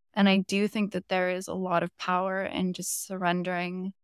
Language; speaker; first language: English; native; English